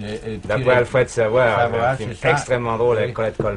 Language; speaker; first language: French; native; French